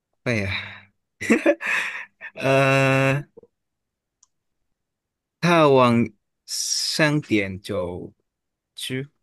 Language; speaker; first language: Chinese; non-native, learner; Indonesian